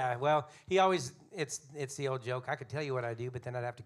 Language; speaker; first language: English; native; English